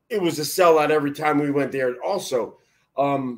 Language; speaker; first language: English; native; English